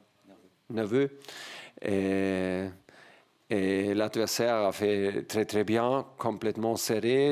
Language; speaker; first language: French; non-native, learner; German